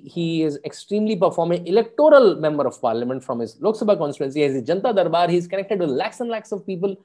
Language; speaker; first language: English; non-native, local second language; Hindi